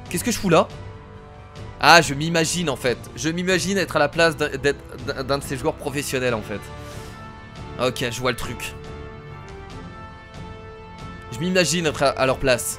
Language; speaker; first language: French; native; French